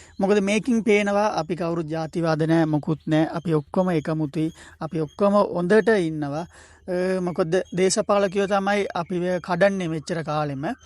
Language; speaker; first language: Sinhala; non-native, local second language; Tamil